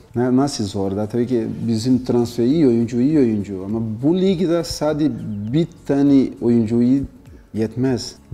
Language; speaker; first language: Turkish; non-native, learner; Portuguese